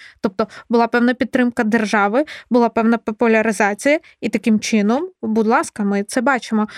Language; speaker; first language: Ukrainian; non-native, local second language; Russian